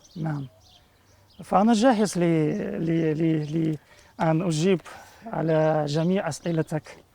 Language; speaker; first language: Arabic; non-native, fluent; Russian